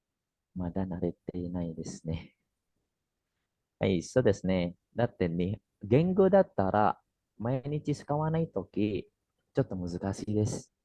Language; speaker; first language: Japanese; non-native, fluent; Indonesian